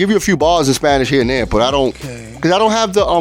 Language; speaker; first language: English; early bilingual, other home language; Spanish